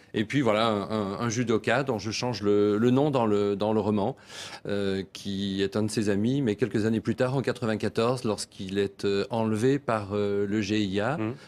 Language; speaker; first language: French; native; French